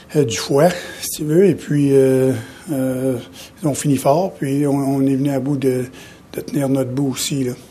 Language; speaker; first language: French; native; French